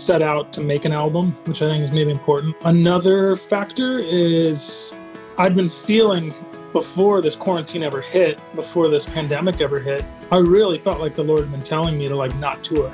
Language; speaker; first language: English; native; English